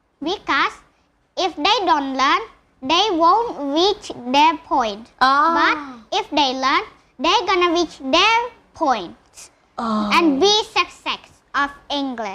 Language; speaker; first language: English; non-native, learner; Indonesian